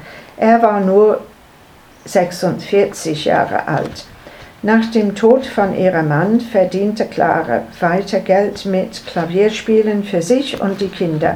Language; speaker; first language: German; non-native, learner; English